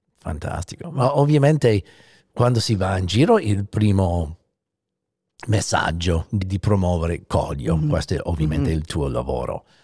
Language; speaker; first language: Italian; non-native, fluent; English